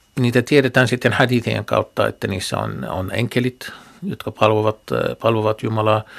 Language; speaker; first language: Finnish; non-native, fluent; Arabic